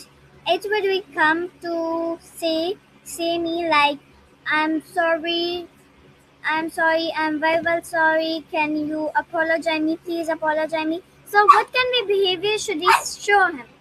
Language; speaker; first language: English; non-native, learner; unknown